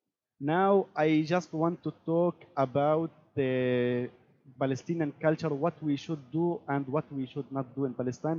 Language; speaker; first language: English; non-native, learner; Arabic